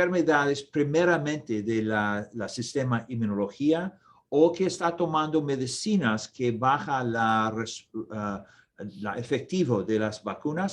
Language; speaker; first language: Spanish; non-native, learner; English